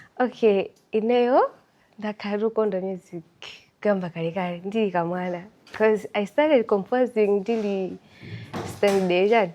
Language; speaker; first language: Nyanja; non-native, local second language; Tumbuka